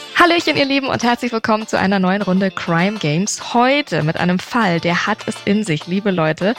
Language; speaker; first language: German; native; German